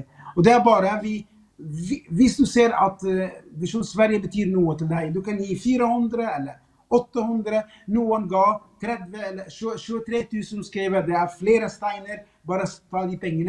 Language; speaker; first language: Swedish; non-native, fluent; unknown